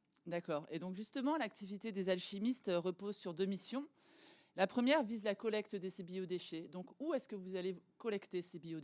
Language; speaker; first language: French; native; French